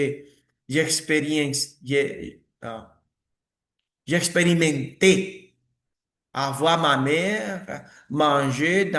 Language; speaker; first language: French; non-native, learner; Spanish